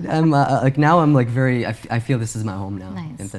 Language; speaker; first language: English; early bilingual, other home language; Urdu